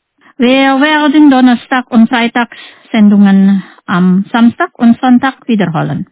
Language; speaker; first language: German; non-native, fluent; Indonesian